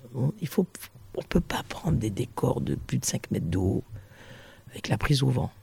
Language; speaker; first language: French; native; French